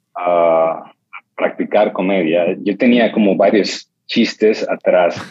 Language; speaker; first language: Spanish; native; Spanish